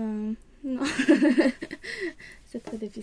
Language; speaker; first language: French; non-native, learner; Swedish